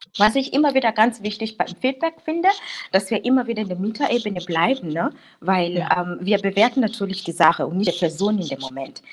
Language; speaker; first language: German; non-native, fluent; English